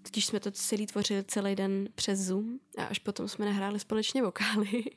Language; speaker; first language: Czech; early bilingual, other home language; Russian